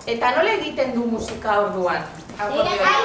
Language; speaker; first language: Basque; non-native, local second language; Spanish